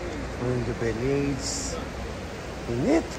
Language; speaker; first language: English; non-native, learner; Filipino